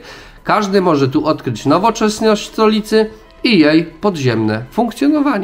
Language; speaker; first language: Polish; native; Polish